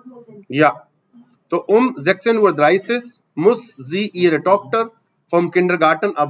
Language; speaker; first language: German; non-native, fluent; Hindi